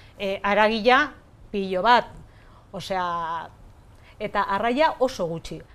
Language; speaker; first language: Basque; early bilingual, heritage; Spanish